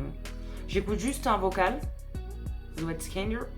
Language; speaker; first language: French; native; French